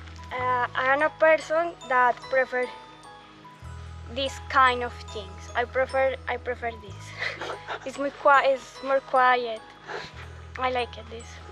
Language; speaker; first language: English; non-native, learner; Spanish